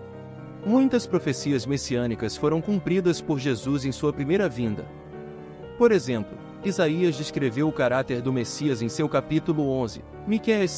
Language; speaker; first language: Portuguese; native; Portuguese